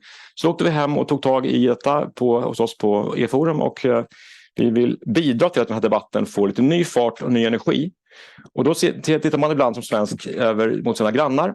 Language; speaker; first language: Swedish; native; Swedish